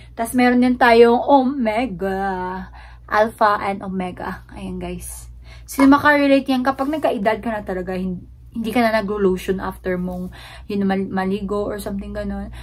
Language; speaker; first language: Filipino; non-native, local second language; Hiligaynon